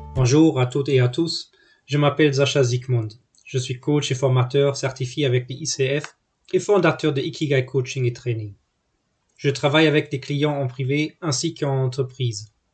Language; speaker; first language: French; non-native, fluent; German